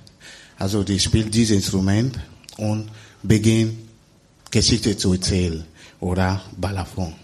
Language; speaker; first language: German; non-native, learner; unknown